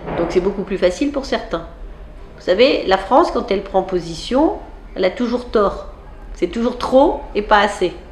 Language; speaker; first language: French; native; French